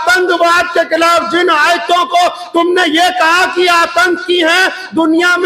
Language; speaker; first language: Urdu; native; Urdu